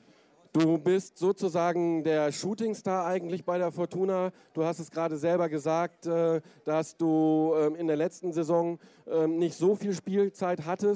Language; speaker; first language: German; native; German